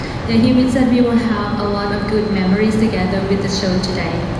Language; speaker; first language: English; non-native, fluent; Thai